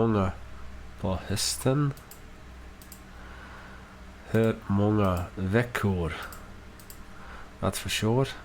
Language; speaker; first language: Swedish; non-native, learner; English